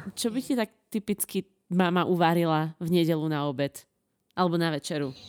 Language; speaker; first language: Slovak; native; Slovak